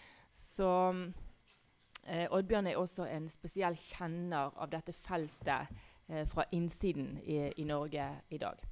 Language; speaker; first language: Norwegian; native; Norwegian